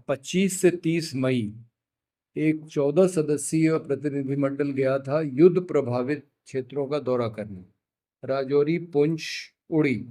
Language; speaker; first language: Hindi; native; Hindi